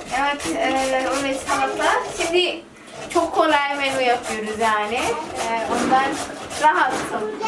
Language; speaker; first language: Turkish; non-native, learner; Indonesian